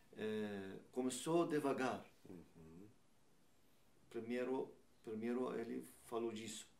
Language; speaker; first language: Portuguese; non-native, learner; Arabic